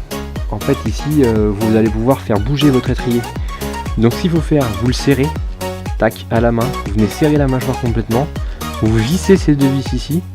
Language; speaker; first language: French; native; French